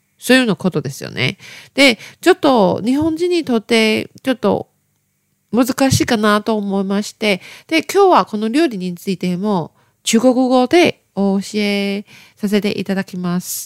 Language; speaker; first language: Japanese; non-native, learner; Chinese